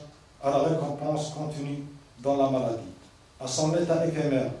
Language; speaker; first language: French; non-native, local second language; Arabic